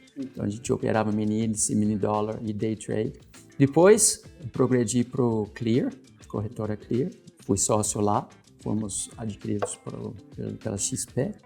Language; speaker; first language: Portuguese; non-native, fluent; English